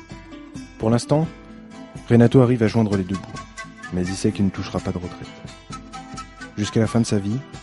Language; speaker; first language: French; native; French